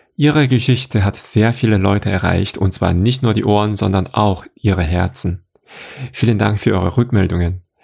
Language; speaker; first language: German; non-native, fluent; Korean